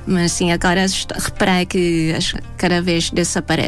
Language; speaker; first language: Portuguese; non-native, fluent; Thai